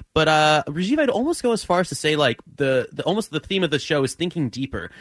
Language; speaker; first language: English; native; English